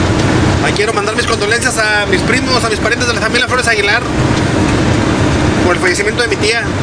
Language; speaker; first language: Spanish; native; Spanish